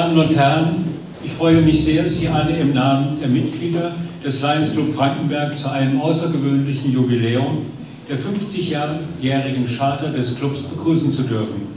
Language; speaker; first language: German; native; German